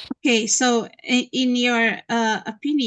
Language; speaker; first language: English; non-native, learner; Indonesian